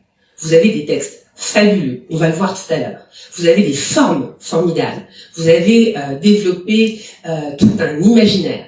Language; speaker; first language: French; native; French